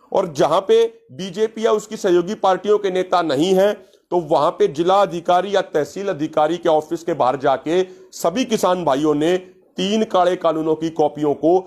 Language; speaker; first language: Hindi; native; Hindi